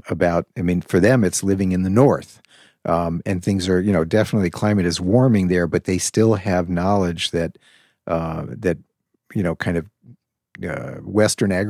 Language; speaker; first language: English; native; English